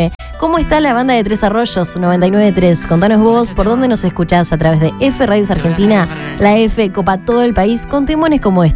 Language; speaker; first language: Spanish; native; Spanish